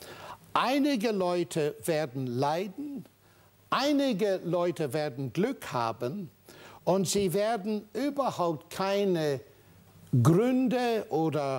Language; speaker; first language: German; non-native, fluent; English